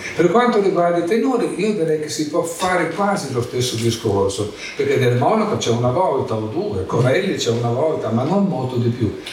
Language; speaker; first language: Italian; native; Italian